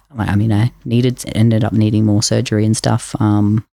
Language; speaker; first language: English; native; English